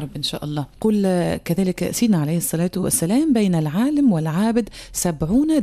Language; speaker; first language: Arabic; native; Arabic